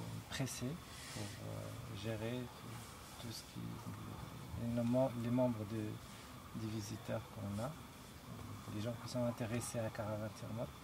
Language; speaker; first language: French; non-native, local second language; Arabic